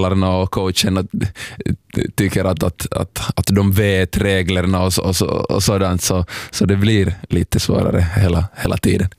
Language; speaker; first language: Swedish; non-native, local second language; Somali